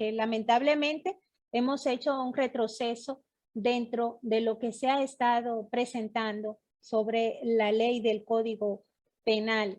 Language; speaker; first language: Spanish; native; Spanish